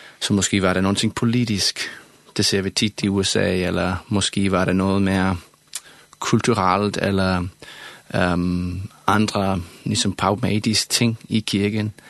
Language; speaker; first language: Danish; non-native, fluent; English